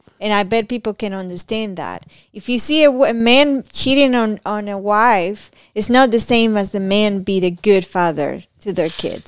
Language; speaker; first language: English; non-native, fluent; Spanish